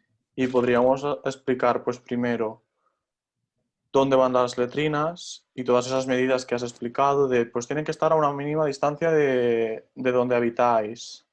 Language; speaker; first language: Spanish; native; Spanish